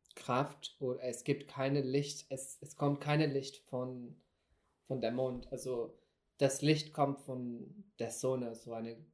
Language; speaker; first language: German; non-native, fluent; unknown